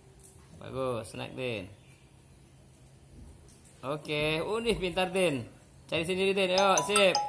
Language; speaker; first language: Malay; non-native, local second language; Minangkabau